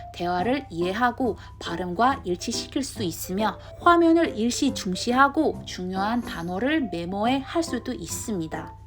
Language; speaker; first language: Korean; non-native, learner; Indonesian